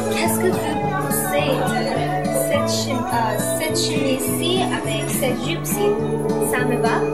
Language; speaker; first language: French; non-native, learner; English